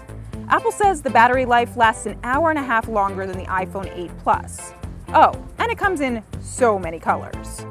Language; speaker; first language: English; native; English